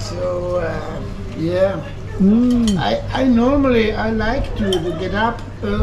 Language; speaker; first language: English; non-native, learner; Italian